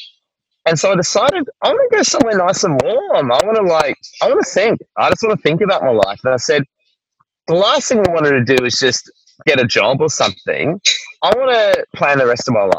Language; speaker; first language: English; native; English